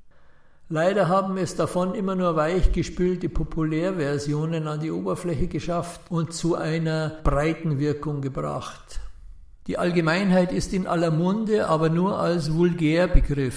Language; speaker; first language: German; native; German